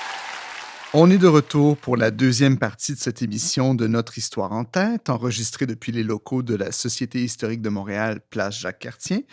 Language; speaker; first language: French; native; French